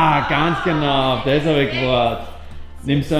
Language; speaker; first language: German; native; German